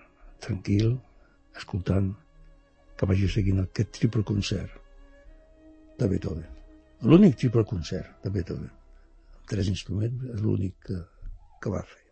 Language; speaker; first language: Catalan; native; Catalan